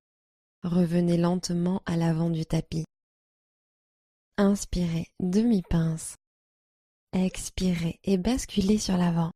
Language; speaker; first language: French; native; French